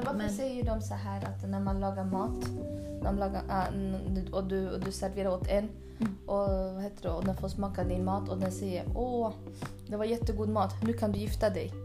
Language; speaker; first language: Swedish; early bilingual, other home language; Spanish